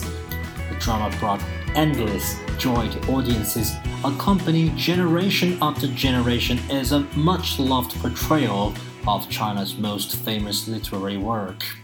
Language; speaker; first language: English; non-native, fluent; Chinese